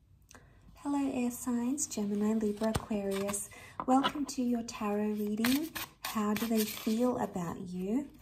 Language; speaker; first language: English; native; English